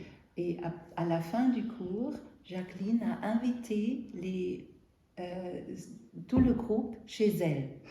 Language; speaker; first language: French; non-native, fluent; German